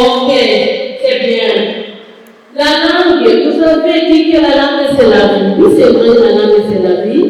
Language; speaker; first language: French; non-native, local second language; Kinyarwanda